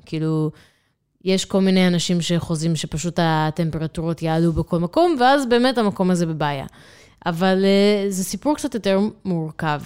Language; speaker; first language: Hebrew; non-native, fluent; English